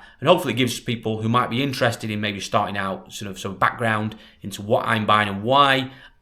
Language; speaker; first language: English; native; English